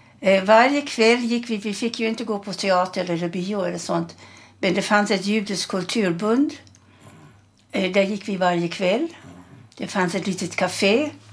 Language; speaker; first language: Swedish; early bilingual, other home language; German